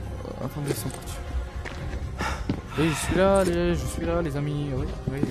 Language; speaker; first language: French; native; French